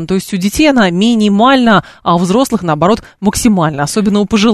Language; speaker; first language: Russian; native; Russian